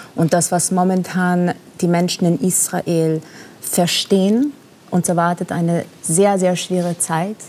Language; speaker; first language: German; non-native, fluent; Persian